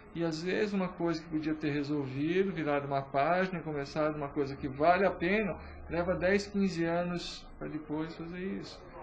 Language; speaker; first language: Portuguese; native; Portuguese